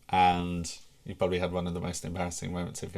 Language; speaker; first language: English; native; English